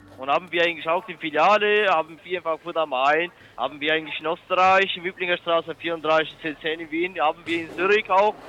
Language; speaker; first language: German; non-native, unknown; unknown